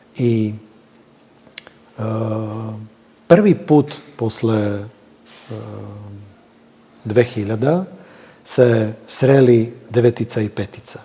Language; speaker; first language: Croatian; non-native, fluent; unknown